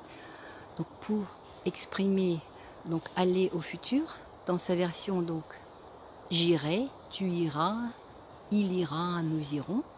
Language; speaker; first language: French; non-native, fluent; Russian